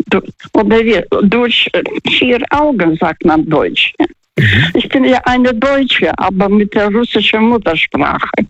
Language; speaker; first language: German; non-native, fluent; Russian